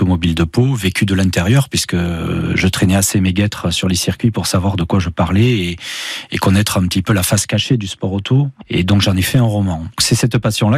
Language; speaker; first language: French; native; French